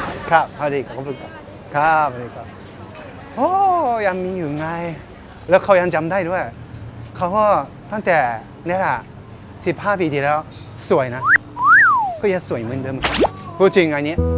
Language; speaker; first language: Thai; non-native, fluent; Japanese